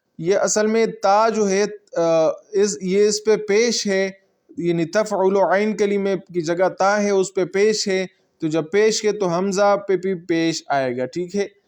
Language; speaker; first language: Urdu; non-native, local second language; Pashto